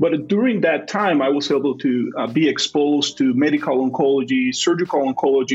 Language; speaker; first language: English; non-native, fluent; Spanish